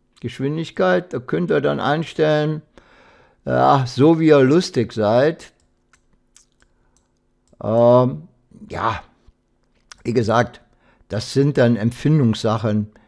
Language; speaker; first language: German; native; German